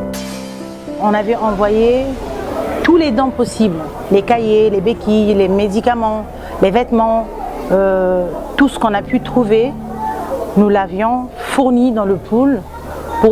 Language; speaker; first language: French; non-native, local second language; Lingala